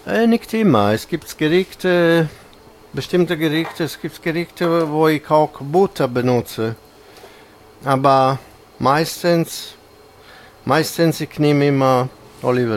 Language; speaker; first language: German; non-native, fluent; Italian